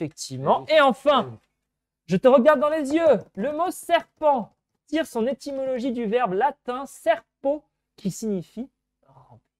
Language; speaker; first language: French; native; French